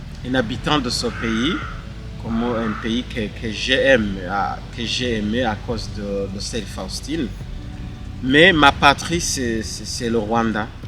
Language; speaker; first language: French; non-native, local second language; Kinyarwanda